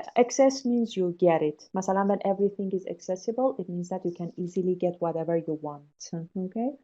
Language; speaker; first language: English; non-native, fluent; Persian